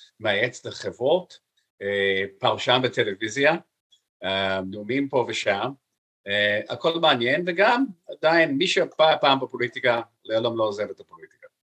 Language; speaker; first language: Hebrew; non-native, fluent; English